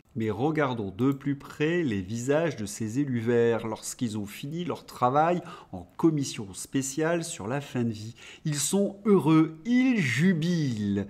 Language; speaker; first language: French; native; French